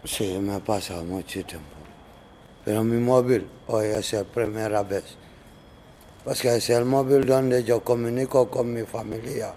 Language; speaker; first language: Spanish; non-native, learner; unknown